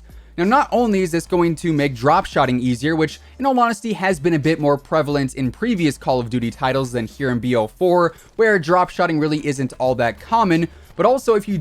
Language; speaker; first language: English; native; English